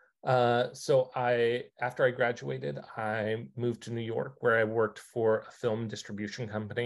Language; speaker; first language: English; native; English